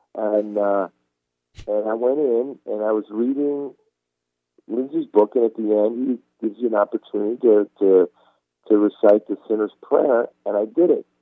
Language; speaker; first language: English; non-native, fluent; Turkish